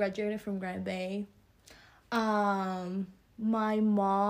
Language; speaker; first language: English; early bilingual, other home language; Spanish